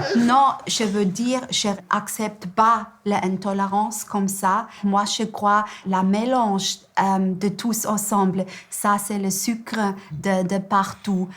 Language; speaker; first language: French; non-native, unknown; German